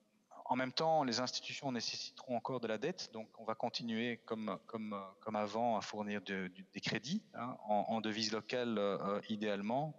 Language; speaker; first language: French; native; French